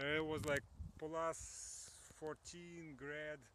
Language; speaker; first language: English; non-native, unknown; Russian